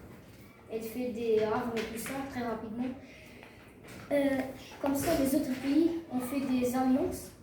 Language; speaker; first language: French; non-native, learner; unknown